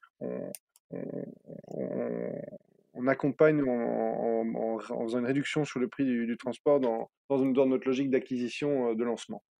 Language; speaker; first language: French; native; French